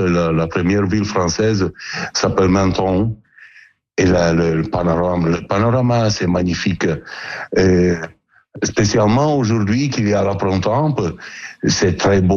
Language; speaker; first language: French; non-native, learner; Italian